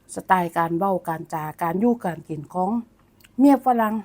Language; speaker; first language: Thai; native; Thai